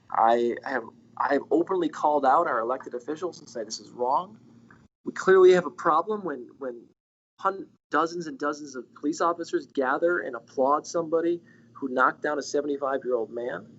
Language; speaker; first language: English; native; English